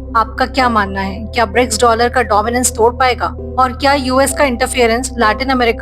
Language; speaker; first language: Hindi; native; Hindi